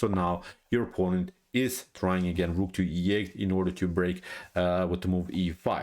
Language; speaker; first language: English; non-native, fluent; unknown